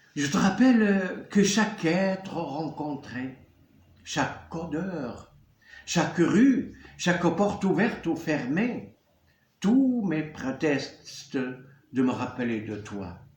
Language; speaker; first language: French; non-native, local second language; Arabic